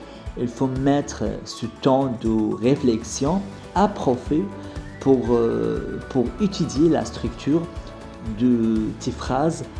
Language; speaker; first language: French; non-native, fluent; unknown